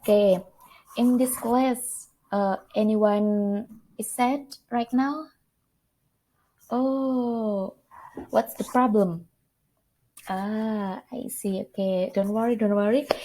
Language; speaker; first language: English; non-native, learner; Indonesian